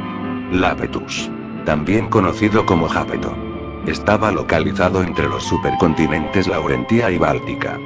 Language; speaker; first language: Spanish; native; Spanish